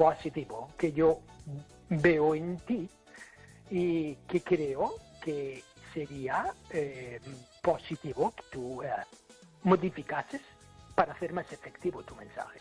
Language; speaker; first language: Spanish; non-native, fluent; English